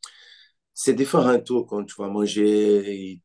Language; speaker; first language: French; non-native, learner; Portuguese